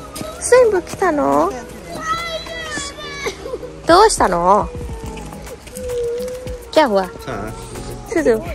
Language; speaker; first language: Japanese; non-native, fluent; Nepali